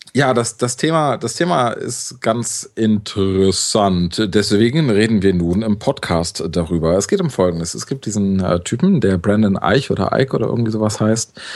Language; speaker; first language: German; native; German